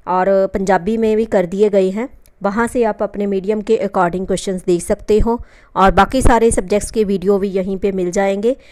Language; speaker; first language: Hindi; non-native, local second language; Punjabi